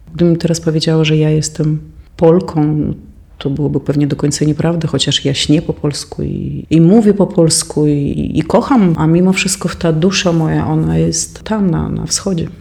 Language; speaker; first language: Polish; non-native, fluent; Russian